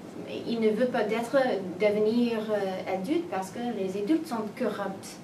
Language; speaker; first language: French; non-native, learner; English